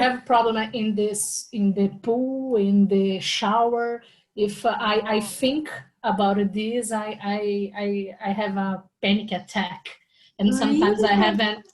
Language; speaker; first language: English; non-native, learner; Portuguese